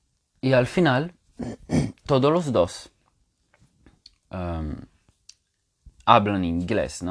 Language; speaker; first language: Spanish; non-native, fluent; Italian